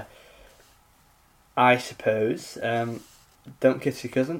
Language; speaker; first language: English; native; English